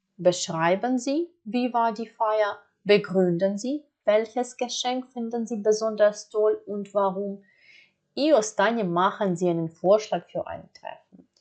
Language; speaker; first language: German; non-native, fluent; Ukrainian